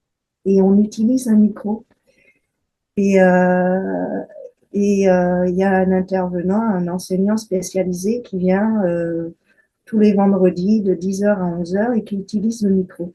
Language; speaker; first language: French; native; French